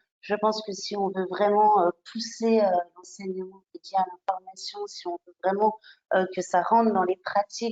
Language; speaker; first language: French; native; French